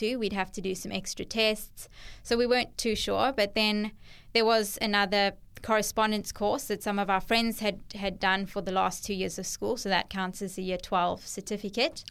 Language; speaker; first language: English; native; English